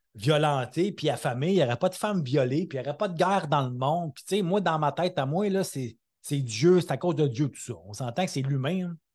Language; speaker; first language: French; native; French